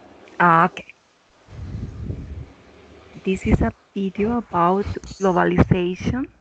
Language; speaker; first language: English; non-native, learner; Spanish